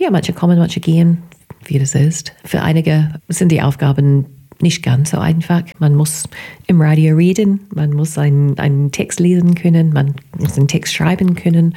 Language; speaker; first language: German; non-native, fluent; English